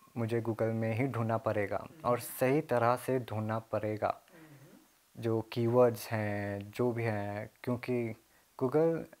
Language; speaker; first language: Hindi; early bilingual, heritage; Hindi